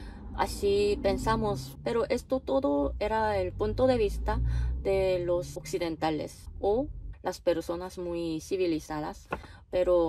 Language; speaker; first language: Spanish; non-native, fluent; Korean